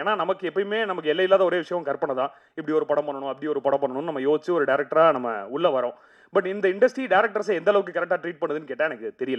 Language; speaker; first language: Tamil; native; Tamil